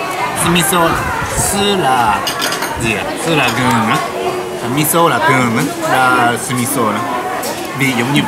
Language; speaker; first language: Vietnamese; non-native, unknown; Japanese